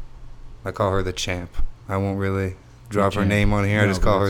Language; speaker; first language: English; native; English